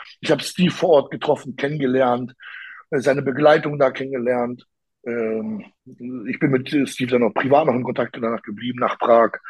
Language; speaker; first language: German; early bilingual, other home language; Polish